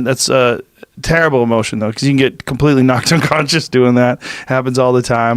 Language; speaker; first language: English; native; English